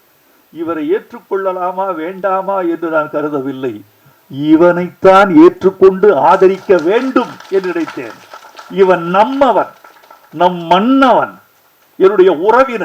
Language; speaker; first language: Tamil; native; Tamil